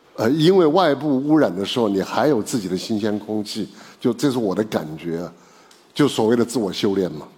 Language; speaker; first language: Chinese; native; Chinese